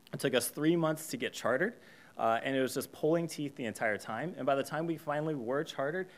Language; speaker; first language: English; native; English